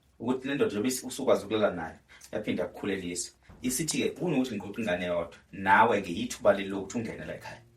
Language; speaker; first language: Zulu; native; Zulu